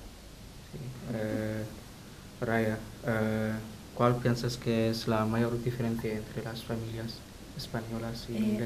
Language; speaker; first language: Spanish; non-native, learner; English